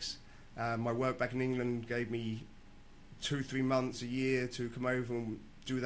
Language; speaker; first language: English; native; English